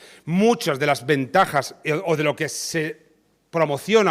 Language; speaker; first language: Spanish; native; Spanish